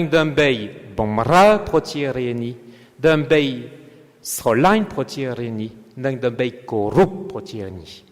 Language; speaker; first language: Khmer; non-native, fluent; French